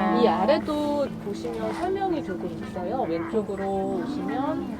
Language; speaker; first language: Korean; native; Korean